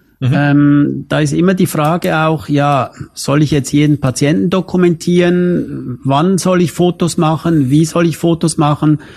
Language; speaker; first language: German; native; German